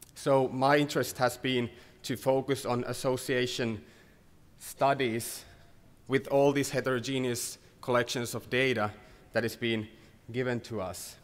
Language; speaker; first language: English; non-native, fluent; Finnish